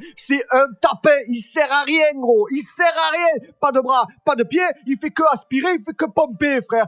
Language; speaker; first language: French; native; French